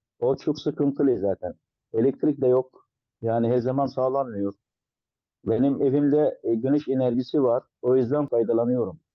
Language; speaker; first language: Turkish; non-native, fluent; Arabic